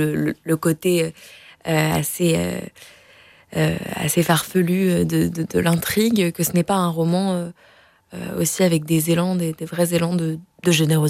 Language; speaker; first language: French; native; French